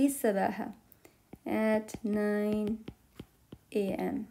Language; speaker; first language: Arabic; non-native, fluent; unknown